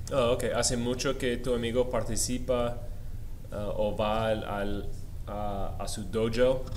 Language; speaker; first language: Spanish; non-native, fluent; English